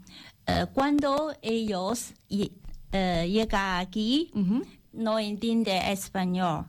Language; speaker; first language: Spanish; non-native, learner; Chinese